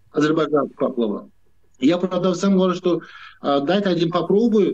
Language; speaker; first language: Russian; non-native, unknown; Turkish